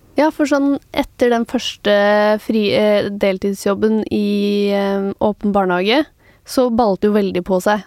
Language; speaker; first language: Norwegian; native; Norwegian